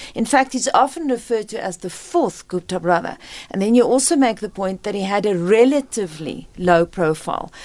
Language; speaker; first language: English; non-native, local second language; Afrikaans